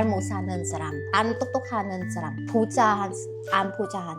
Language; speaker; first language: Korean; non-native, learner; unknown